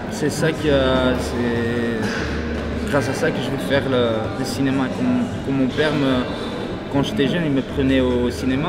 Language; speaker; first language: French; non-native, local second language; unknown